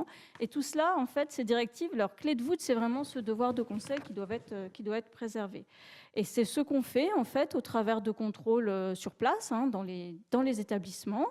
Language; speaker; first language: French; native; French